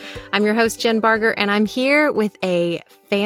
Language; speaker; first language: English; native; English